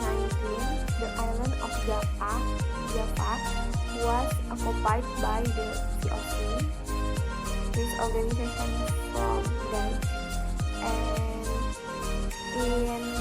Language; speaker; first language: English; non-native, learner; Indonesian